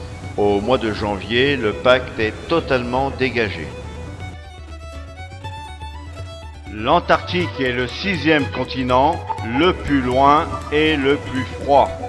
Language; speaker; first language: French; native; French